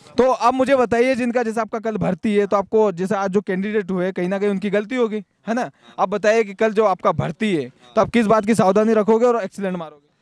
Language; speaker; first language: Hindi; native; Hindi